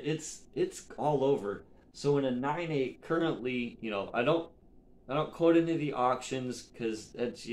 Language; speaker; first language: English; native; English